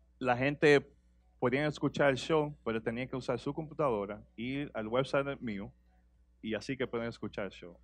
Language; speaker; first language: Spanish; early bilingual, heritage; Spanish